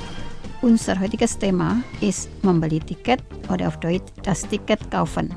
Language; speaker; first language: German; non-native, fluent; Indonesian